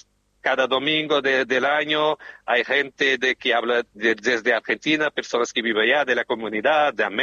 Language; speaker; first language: Spanish; non-native, fluent; Portuguese